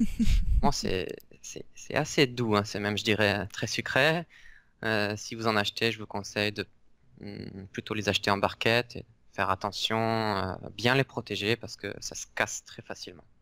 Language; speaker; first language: French; native; French